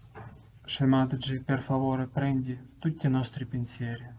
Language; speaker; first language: Italian; non-native, learner; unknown